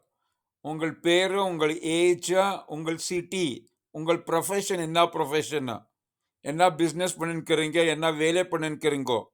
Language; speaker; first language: Tamil; non-native, learner; Kannada